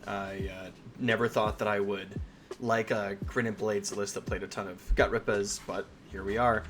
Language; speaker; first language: English; native; English